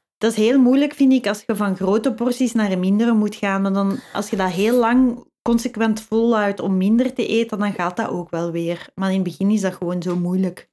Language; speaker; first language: Dutch; native; Dutch